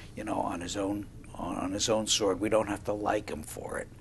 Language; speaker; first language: English; native; English